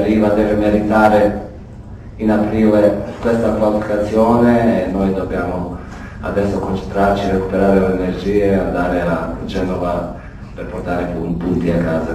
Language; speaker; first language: Italian; non-native, fluent; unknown